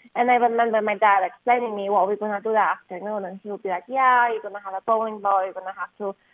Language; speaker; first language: English; non-native, fluent; Polish